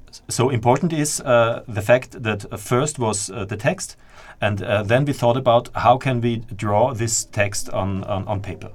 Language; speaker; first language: English; non-native, fluent; German